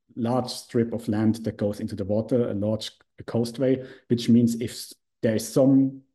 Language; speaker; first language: English; non-native, fluent; Swiss German